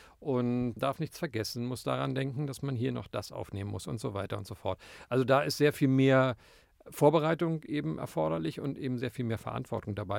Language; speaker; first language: German; native; German